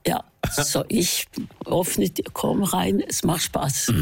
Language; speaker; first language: German; non-native, fluent; Norwegian